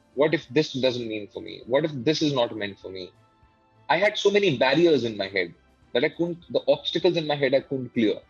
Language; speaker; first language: English; non-native, local second language; Hindi